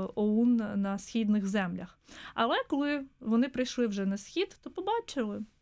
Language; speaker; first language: Ukrainian; native; Ukrainian